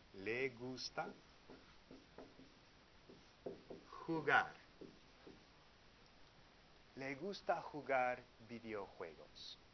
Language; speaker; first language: Spanish; non-native, learner; English